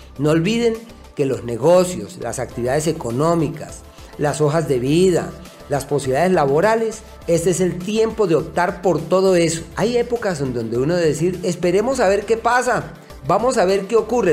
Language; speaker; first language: Spanish; native; Spanish